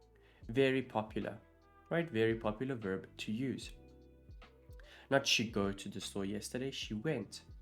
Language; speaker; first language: English; non-native, fluent; Italian